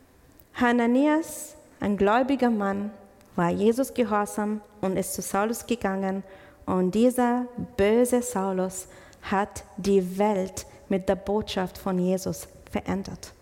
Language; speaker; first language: German; non-native, fluent; English